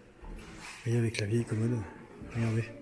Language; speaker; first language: French; native; French